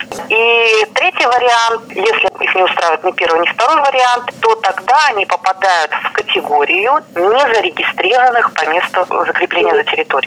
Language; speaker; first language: Russian; native; Russian